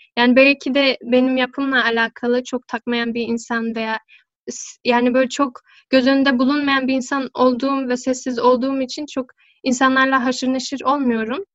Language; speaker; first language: Turkish; early bilingual, heritage; Turkish